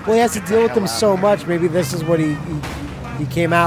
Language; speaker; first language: English; native; English